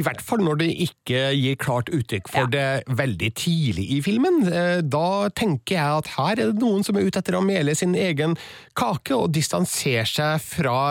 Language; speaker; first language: Norwegian; native; Norwegian